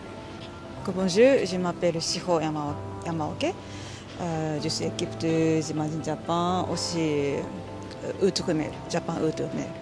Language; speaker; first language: French; non-native, learner; Japanese